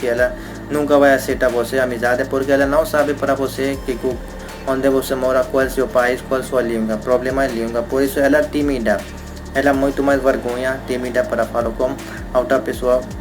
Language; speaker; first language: Portuguese; non-native, learner; Hindi